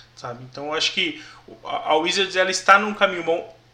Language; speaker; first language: Portuguese; native; Portuguese